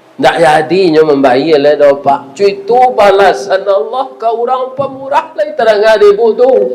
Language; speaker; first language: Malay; non-native, local second language; Minangkabau